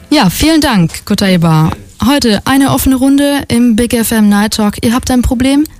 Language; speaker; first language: German; native; German